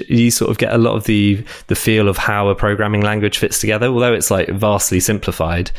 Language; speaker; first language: English; native; English